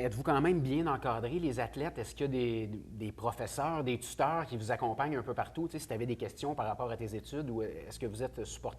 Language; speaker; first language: French; native; French